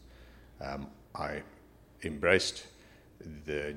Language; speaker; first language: English; native; English